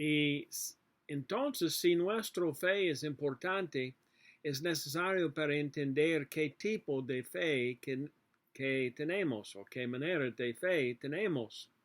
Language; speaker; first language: Spanish; non-native, learner; English